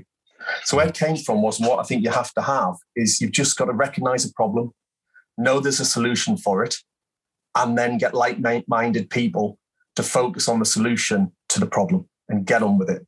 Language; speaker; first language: English; native; English